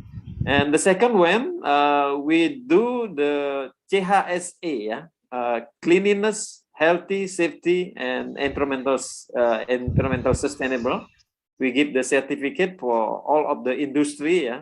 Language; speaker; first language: English; non-native, learner; Indonesian